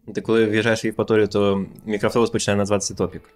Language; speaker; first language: Ukrainian; non-native, local second language; Russian